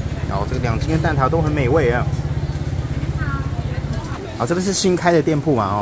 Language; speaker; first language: Chinese; native; Chinese